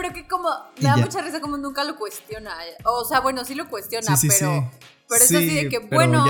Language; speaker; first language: Spanish; native; Spanish